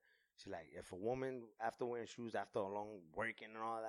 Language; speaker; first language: English; native; English